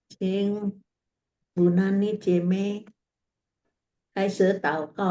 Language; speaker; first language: Chinese; non-native, learner; Indonesian